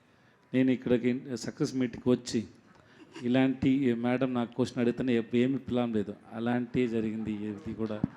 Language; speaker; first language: Telugu; non-native, learner; Tamil